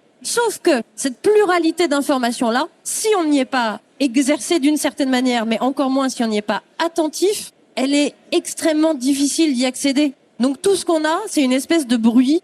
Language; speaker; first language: French; native; French